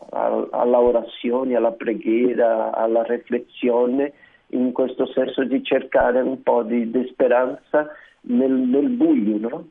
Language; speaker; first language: Italian; non-native, learner; Portuguese